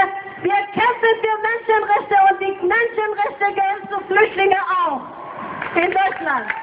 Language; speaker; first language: German; non-native, fluent; Persian